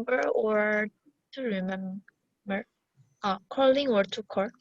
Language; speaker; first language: English; non-native, learner; Korean